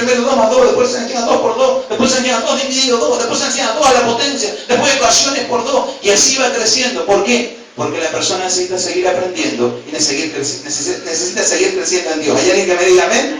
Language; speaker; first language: Spanish; native; Spanish